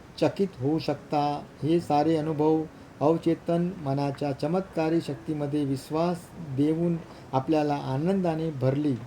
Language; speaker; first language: Marathi; non-native, local second language; Gujarati